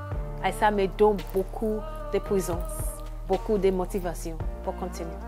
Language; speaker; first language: French; non-native, learner; English